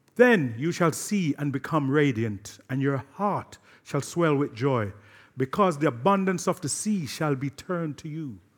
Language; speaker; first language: English; native; English